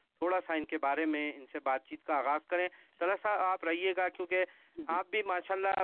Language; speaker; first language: Urdu; native; Urdu